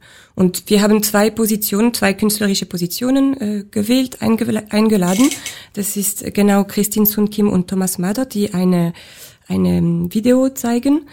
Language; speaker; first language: German; non-native, local second language; French